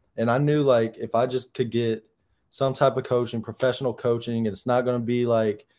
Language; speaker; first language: English; native; English